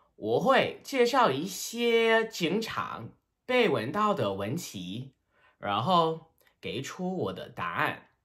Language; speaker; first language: Chinese; non-native, learner; English